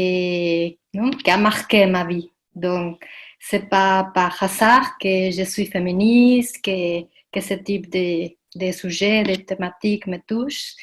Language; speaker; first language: French; non-native, fluent; Spanish